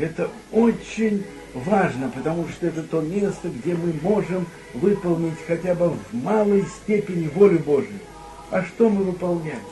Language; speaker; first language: Russian; native; Russian